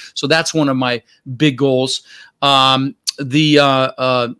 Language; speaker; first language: English; early bilingual, other home language; Dutch